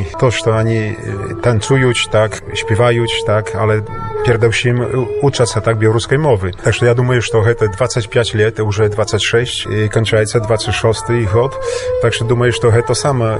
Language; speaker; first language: Polish; non-native, learner; Belarusian